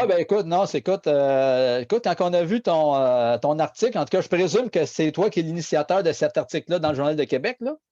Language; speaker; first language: French; native; French